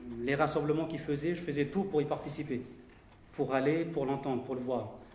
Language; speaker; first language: French; non-native, local second language; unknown